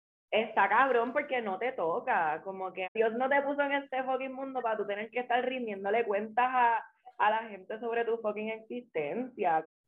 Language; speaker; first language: Spanish; early bilingual, heritage; Spanish